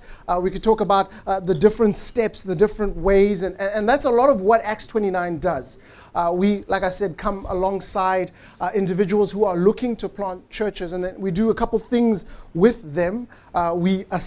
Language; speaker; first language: English; non-native, local second language; Tswana